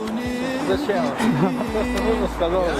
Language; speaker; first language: Russian; non-native, local second language; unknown